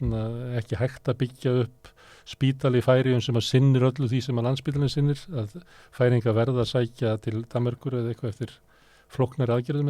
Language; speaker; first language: Icelandic; native; Icelandic